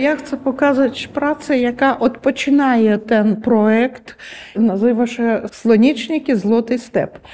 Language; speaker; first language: Polish; non-native, learner; Ukrainian